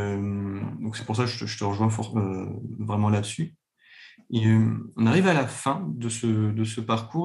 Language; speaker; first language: French; native; French